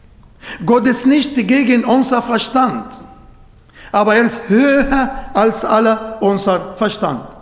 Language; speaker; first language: German; non-native, fluent; Arabic